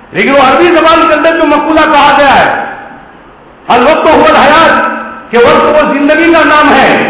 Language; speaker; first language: Urdu; non-native, local second language; Gujarati